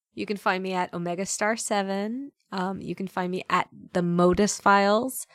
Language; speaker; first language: English; native; English